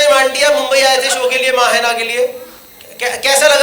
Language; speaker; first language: Hindi; native; Hindi